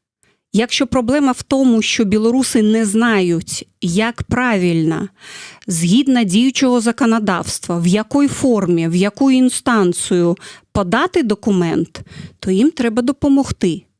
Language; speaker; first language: Ukrainian; non-native, fluent; Russian